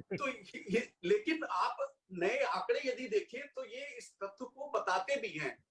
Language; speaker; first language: Hindi; native; Hindi